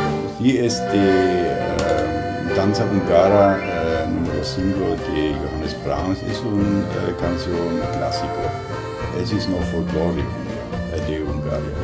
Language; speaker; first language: Spanish; non-native, learner; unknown